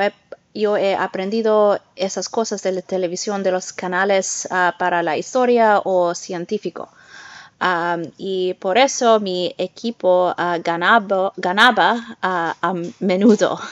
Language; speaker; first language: Spanish; non-native, learner; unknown